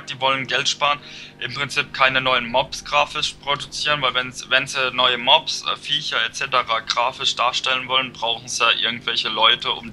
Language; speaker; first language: German; native; German